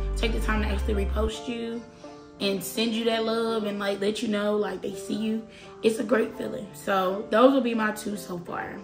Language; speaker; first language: English; native; English